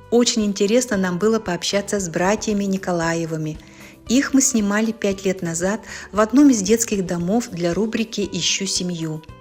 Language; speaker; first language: Russian; native; Russian